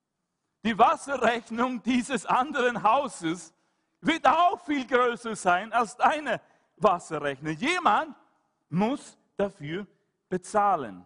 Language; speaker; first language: German; non-native, fluent; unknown